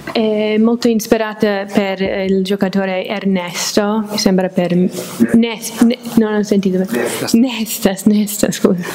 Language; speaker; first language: Italian; non-native, fluent; English